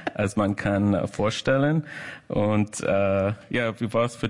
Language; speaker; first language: German; non-native, learner; English